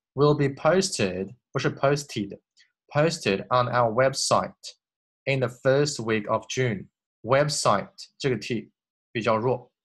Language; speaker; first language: English; non-native, fluent; Chinese